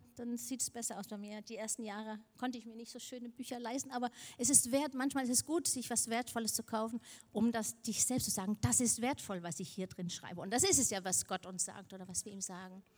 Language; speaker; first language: German; non-native, fluent; Danish